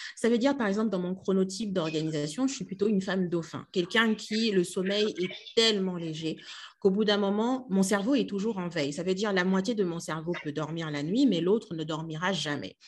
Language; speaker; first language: French; non-native, local second language; Lingala